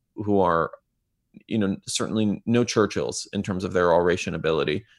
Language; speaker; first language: English; non-native, fluent; Hebrew